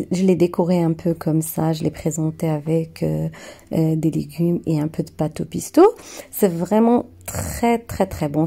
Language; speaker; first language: French; non-native, local second language; Arabic